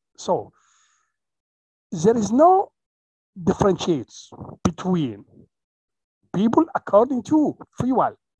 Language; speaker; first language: English; non-native, fluent; Arabic